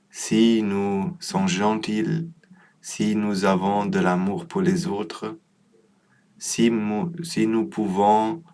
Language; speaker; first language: French; non-native, learner; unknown